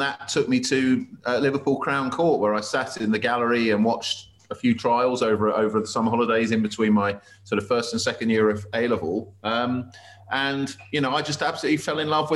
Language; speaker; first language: English; native; English